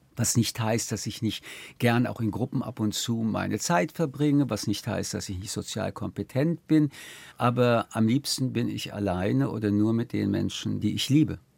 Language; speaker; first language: German; early bilingual, other home language; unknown